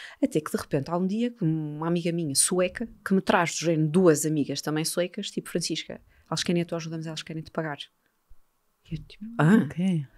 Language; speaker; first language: Portuguese; native; Portuguese